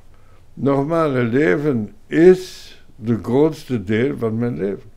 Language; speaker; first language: Dutch; non-native, local second language; French